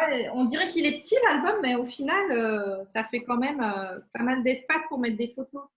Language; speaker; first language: French; native; French